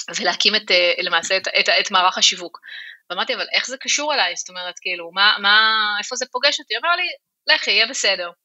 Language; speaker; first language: Hebrew; native; Hebrew